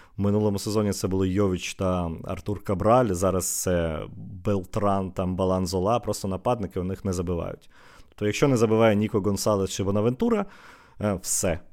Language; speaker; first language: Ukrainian; native; Ukrainian